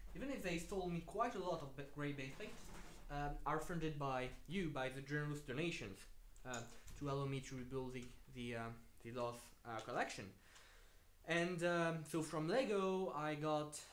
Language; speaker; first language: English; non-native, fluent; French